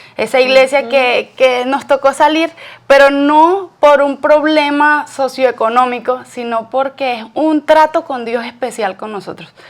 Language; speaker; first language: Spanish; native; Spanish